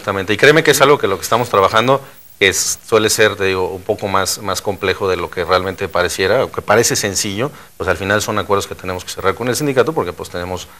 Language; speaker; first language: Spanish; native; Spanish